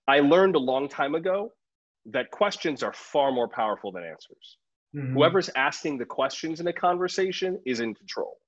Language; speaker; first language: English; native; English